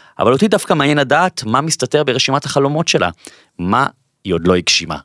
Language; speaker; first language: Hebrew; native; Hebrew